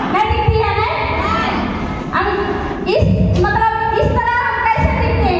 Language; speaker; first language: Hindi; non-native, local second language; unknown